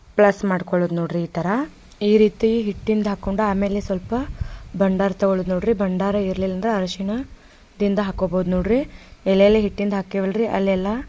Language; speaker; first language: Kannada; non-native, local second language; Lambadi